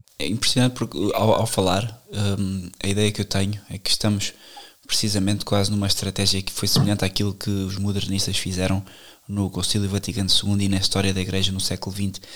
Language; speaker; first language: Portuguese; native; Portuguese